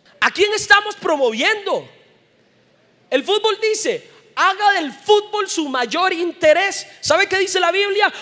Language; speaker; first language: Spanish; native; Spanish